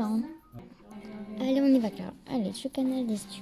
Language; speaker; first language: French; native; French